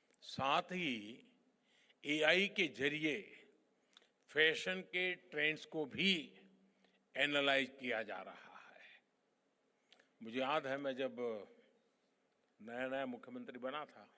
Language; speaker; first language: Hindi; non-native, local second language; Gujarati